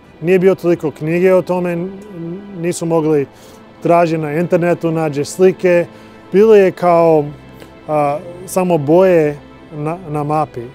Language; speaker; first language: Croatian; non-native, learner; English